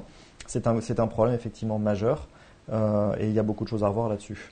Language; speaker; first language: French; native; French